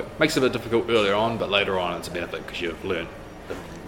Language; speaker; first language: English; native; English